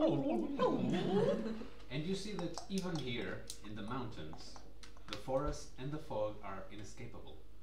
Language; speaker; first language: English; non-native, fluent; Portuguese